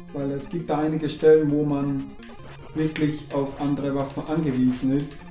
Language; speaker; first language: German; native; German